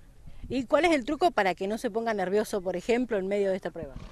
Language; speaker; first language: Spanish; native; Spanish